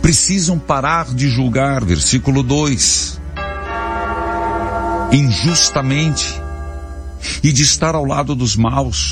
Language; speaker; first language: Portuguese; native; Portuguese